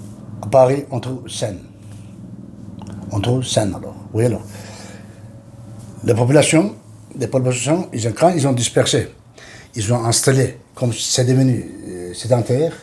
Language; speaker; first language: French; non-native, learner; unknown